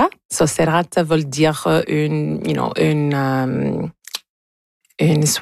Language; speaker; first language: French; non-native, local second language; English